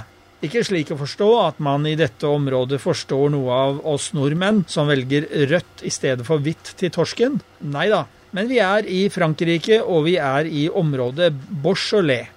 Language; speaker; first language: Norwegian; native; Norwegian